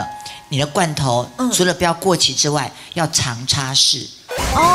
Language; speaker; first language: Chinese; native; Chinese